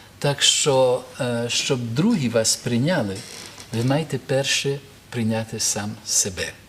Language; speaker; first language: Ukrainian; early bilingual, heritage; Ukrainian